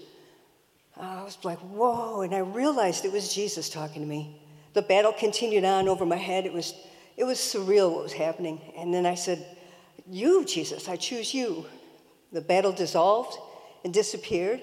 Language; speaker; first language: English; native; English